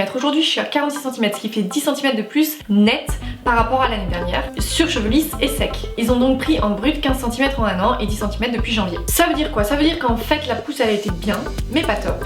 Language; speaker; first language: French; native; French